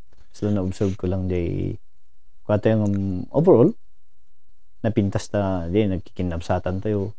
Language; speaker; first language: Filipino; non-native, local second language; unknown